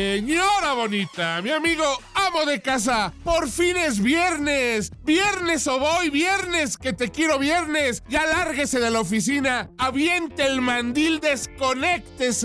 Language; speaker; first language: Spanish; native; Spanish